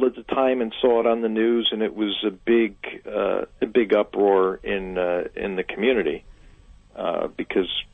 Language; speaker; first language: English; native; English